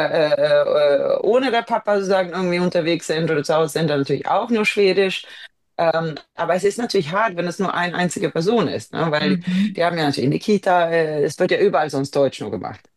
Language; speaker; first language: German; non-native, fluent; Swedish